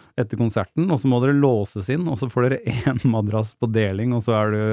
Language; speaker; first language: Norwegian; native; Norwegian